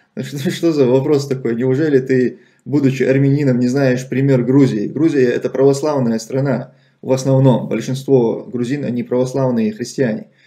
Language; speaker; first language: Russian; non-native, local second language; Chechen